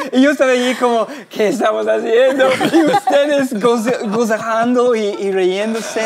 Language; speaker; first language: Spanish; non-native, fluent; English